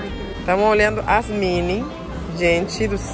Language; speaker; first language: Portuguese; non-native, fluent; Spanish